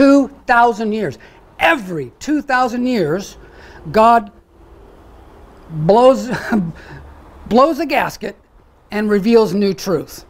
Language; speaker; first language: English; native; English